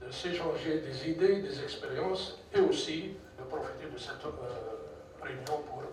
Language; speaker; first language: French; non-native, local second language; Arabic